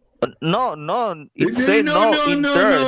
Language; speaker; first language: English; non-native, learner; Indonesian